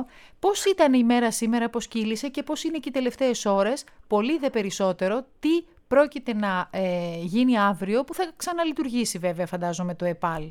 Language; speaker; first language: Greek; native; Greek